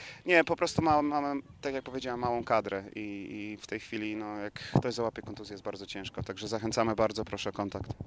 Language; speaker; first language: Polish; native; Polish